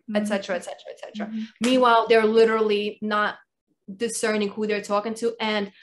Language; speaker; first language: English; early bilingual, other home language; Russian